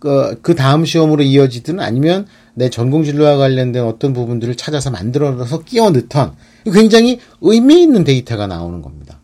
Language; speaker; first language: Korean; native; Korean